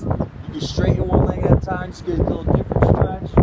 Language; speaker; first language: English; native; English